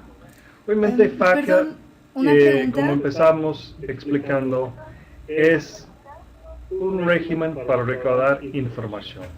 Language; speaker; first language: Spanish; non-native, fluent; English